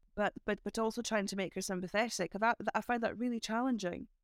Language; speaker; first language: English; native; English